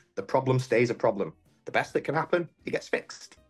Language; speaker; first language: English; native; English